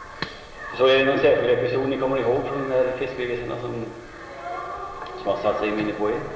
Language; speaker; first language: Swedish; native; Swedish